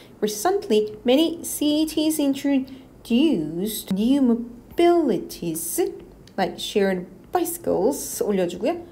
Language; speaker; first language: English; non-native, fluent; Korean